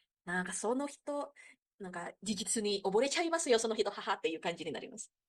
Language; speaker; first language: Japanese; non-native, fluent; Indonesian